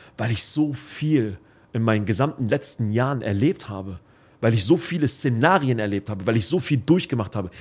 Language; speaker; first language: German; early bilingual, other home language; Arabic